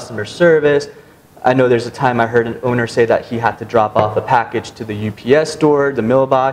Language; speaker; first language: English; native; English